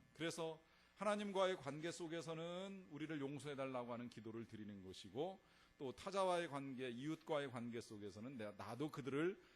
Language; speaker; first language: Korean; native; Korean